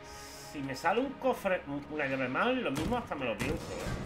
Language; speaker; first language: Spanish; native; Spanish